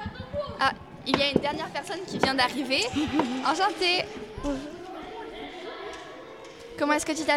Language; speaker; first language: French; native; French